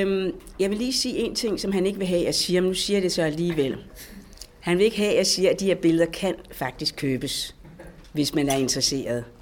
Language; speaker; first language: Danish; native; Danish